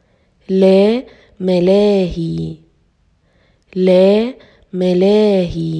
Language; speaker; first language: Arabic; native; Arabic